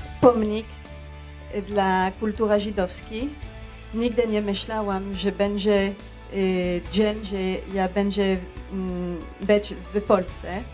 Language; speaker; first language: Polish; early bilingual, heritage; Polish